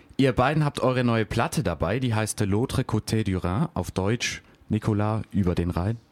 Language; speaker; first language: German; native; German